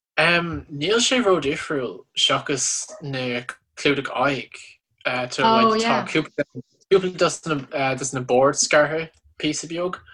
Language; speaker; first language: Irish; non-native, local second language; English